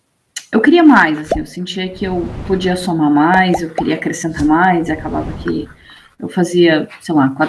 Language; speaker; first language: Portuguese; native; Portuguese